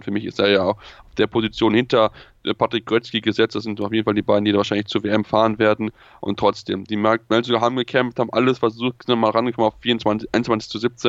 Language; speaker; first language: German; native; German